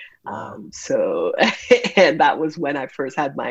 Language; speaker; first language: English; native; English